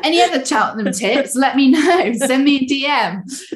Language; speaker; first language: English; native; English